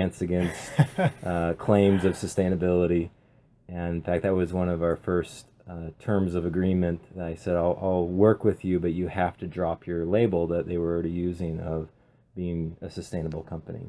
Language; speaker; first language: English; native; English